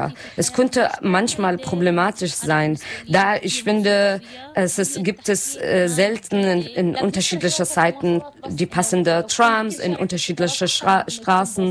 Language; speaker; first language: German; non-native, learner; Arabic